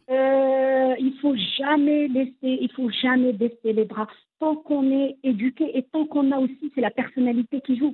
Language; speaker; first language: French; non-native, local second language; Arabic